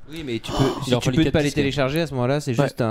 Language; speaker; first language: French; native; French